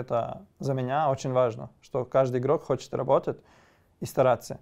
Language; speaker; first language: Russian; non-native, learner; Serbian